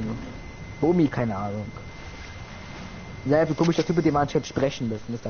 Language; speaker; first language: German; native; German